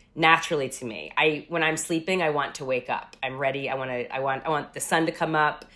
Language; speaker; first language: English; native; English